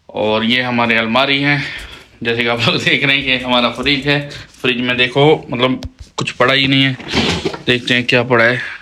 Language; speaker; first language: Hindi; non-native, local second language; Bangla